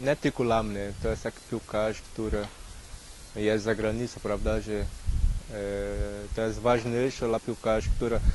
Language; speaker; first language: Polish; non-native, learner; Portuguese